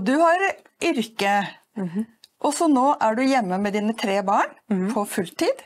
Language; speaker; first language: Norwegian; native; Norwegian